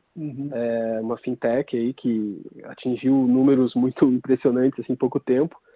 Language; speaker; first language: Portuguese; native; Portuguese